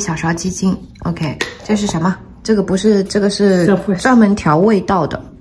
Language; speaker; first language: Chinese; native; Chinese